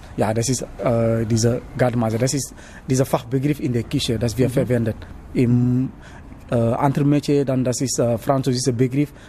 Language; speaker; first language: German; non-native, learner; Wolof